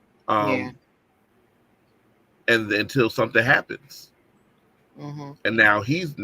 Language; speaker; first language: English; native; English